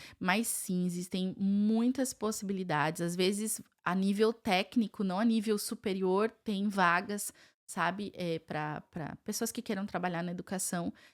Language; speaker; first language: Portuguese; native; Portuguese